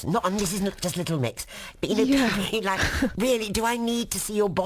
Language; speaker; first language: English; native; English